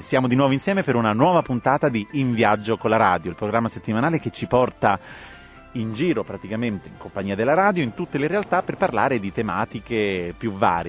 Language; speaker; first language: Italian; native; Italian